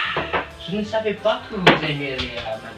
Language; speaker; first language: French; non-native, learner; English